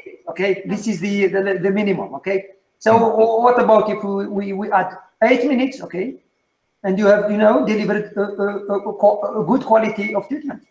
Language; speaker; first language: English; non-native, fluent; Arabic